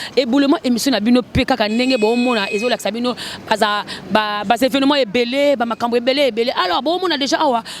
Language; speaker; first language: Lingala; native; Lingala